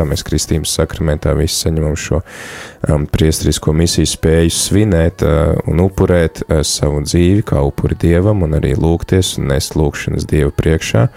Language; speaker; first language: Latvian; native; Latvian